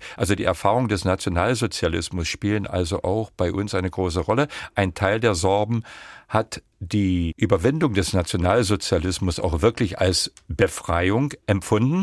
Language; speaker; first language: German; non-native, local second language; Upper Sorbian